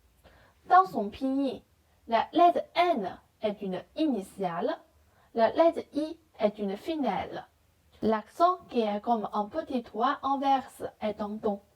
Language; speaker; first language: French; non-native, fluent; Chinese